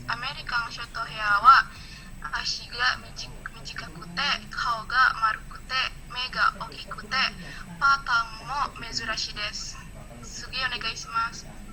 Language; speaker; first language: Japanese; non-native, learner; Indonesian